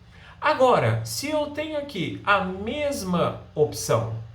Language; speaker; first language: Portuguese; native; Portuguese